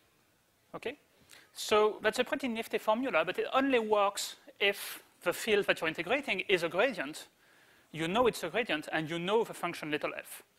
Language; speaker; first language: English; native; English